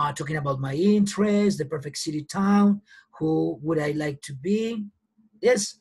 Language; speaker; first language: English; non-native, fluent; Spanish